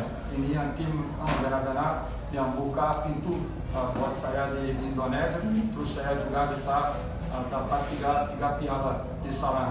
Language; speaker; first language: Indonesian; non-native, fluent; Portuguese